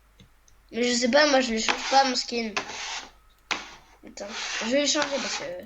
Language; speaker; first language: French; native; French